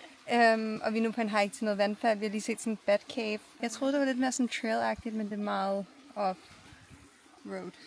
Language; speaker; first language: Danish; native; Danish